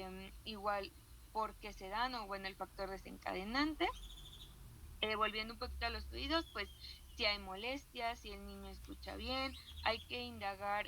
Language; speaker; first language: Spanish; native; Spanish